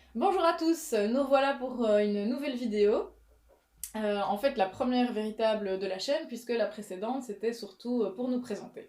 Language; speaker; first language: French; native; French